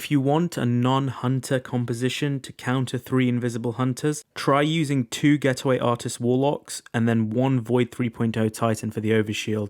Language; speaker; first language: English; native; English